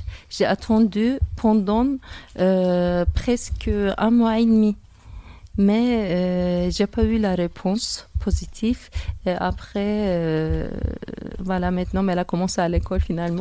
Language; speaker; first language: French; non-native, fluent; Turkish